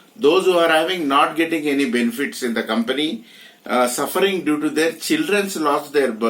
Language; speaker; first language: English; non-native, local second language; Telugu